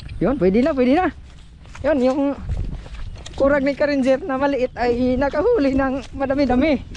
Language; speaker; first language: Filipino; non-native, local second language; Iloko